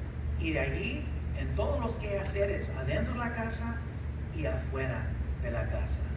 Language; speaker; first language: Spanish; early bilingual, heritage; English